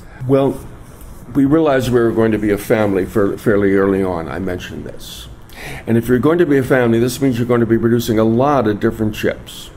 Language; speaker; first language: English; native; English